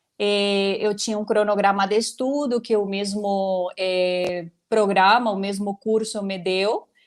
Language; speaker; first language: Portuguese; non-native, fluent; Spanish